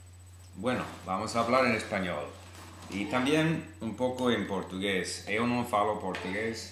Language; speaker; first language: Spanish; non-native, fluent; English